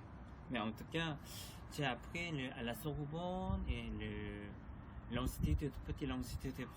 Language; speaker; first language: French; non-native, learner; Korean